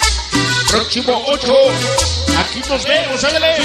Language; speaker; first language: Spanish; native; Spanish